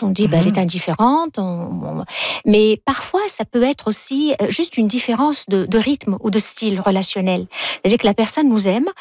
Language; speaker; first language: French; native; French